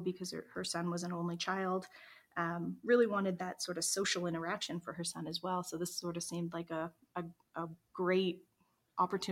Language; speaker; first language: English; native; English